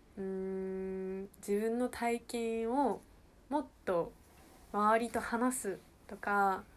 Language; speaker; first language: Japanese; early bilingual, heritage; Japanese